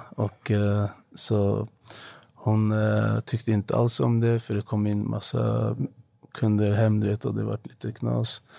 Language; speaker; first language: Swedish; non-native, fluent; Arabic